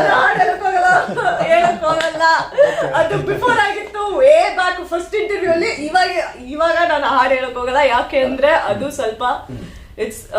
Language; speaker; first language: Kannada; non-native, learner; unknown